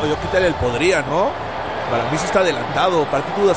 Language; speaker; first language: Spanish; native; Spanish